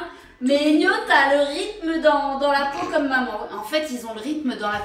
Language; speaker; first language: French; native; French